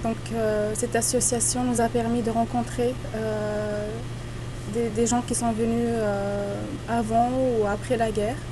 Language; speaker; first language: French; early bilingual, other home language; Arabic